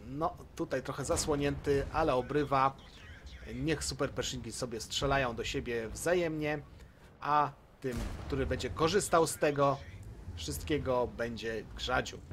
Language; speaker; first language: Polish; native; Polish